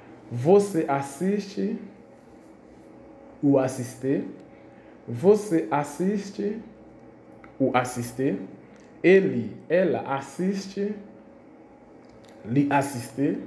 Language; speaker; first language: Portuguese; non-native, fluent; Haitian Creole